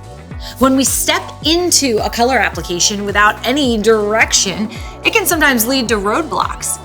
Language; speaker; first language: English; native; English